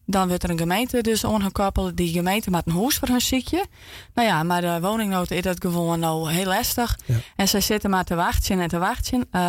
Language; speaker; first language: Dutch; non-native, local second language; Western Frisian